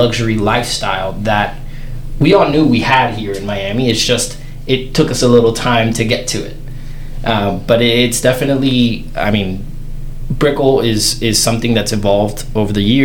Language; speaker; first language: English; native; English